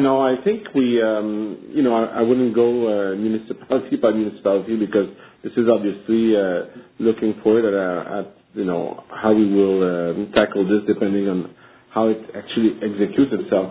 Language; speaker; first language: English; non-native, local second language; French